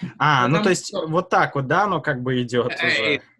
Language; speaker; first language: Russian; native; Russian